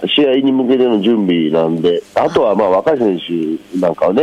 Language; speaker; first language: Japanese; native; Japanese